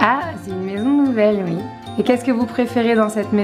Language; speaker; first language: French; native; French